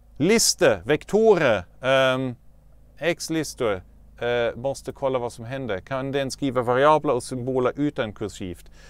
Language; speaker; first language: Swedish; non-native, fluent; German